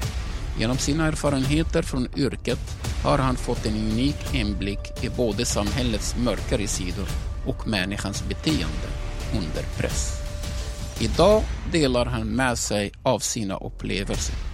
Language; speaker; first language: Swedish; non-native, fluent; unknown